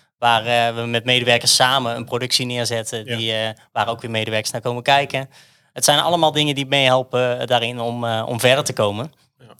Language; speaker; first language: Dutch; native; Dutch